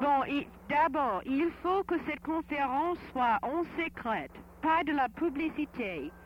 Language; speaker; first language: French; native; French